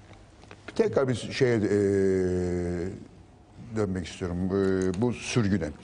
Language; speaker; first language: Turkish; native; Turkish